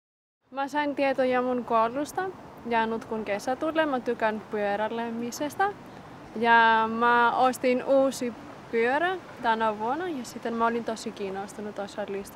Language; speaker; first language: Finnish; non-native, learner; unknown